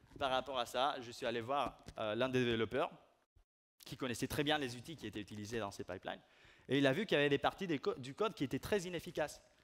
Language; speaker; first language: French; non-native, fluent; Spanish